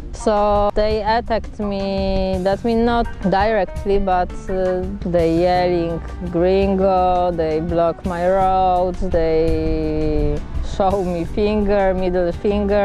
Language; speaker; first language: English; non-native, learner; Polish